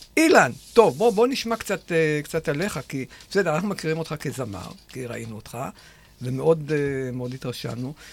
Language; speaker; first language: Hebrew; native; Hebrew